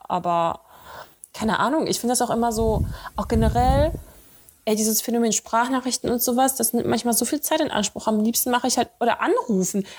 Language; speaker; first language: German; early bilingual, other home language; Russian